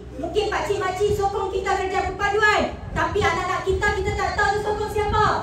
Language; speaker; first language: Malay; native; Malay